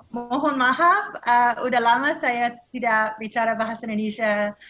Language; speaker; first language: Indonesian; non-native, learner; English